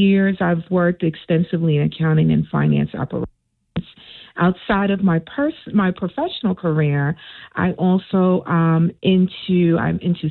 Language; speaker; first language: English; native; English